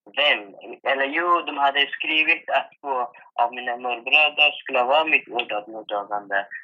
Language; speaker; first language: Swedish; non-native, fluent; Persian